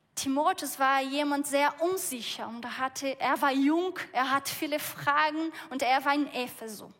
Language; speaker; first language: German; non-native, fluent; Portuguese